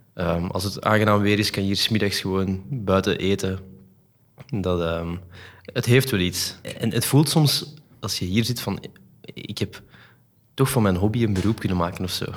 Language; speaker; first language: Dutch; native; Dutch